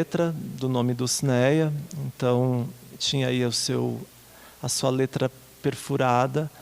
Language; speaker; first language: Portuguese; native; Portuguese